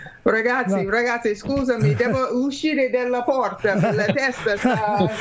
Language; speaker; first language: Italian; non-native, learner; English